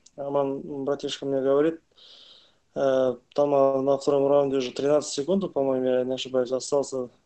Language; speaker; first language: Russian; non-native, local second language; Kazakh